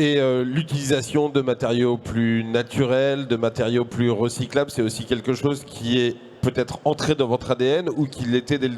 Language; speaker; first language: French; native; French